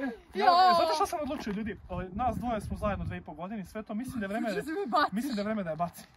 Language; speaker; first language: Serbian; native; Serbian